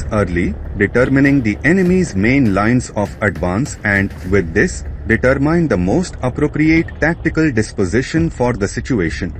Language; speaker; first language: English; non-native, fluent; Portuguese